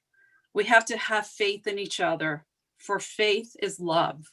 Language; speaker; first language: English; native; English